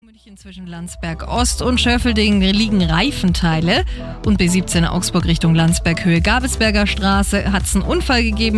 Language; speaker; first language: German; native; German